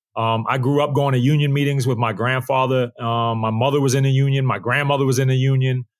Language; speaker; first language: English; native; English